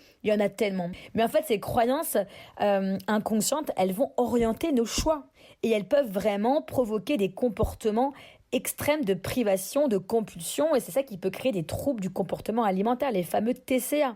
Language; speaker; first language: French; native; French